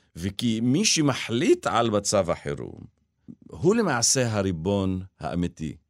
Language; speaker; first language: Hebrew; non-native, local second language; Arabic